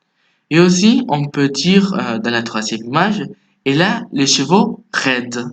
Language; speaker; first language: French; non-native, fluent; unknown